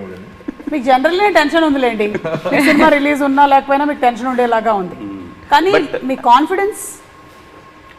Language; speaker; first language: Telugu; native; Telugu